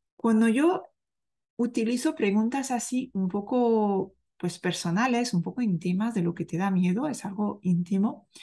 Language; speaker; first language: Spanish; non-native, fluent; French